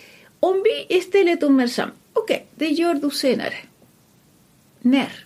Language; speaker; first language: Swedish; non-native, fluent; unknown